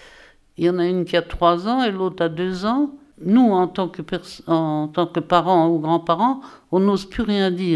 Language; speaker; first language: French; native; French